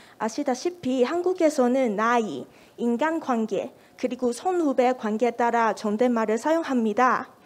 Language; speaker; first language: Korean; non-native, fluent; Cantonese